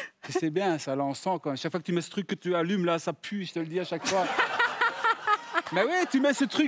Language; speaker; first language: French; native; French